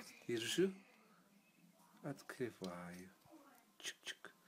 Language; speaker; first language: Russian; early bilingual, heritage; Russian